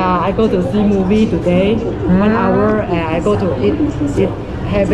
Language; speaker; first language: English; non-native, learner; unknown